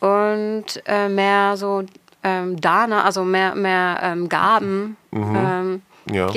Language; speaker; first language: German; non-native, fluent; French